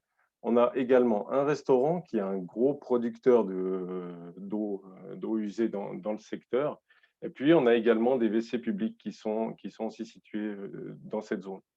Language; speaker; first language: French; native; French